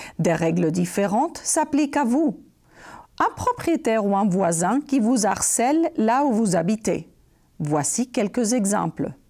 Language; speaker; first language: French; non-native, fluent; Spanish